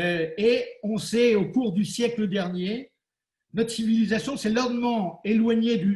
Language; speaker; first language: French; native; French